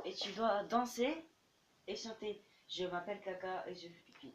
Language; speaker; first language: French; native; French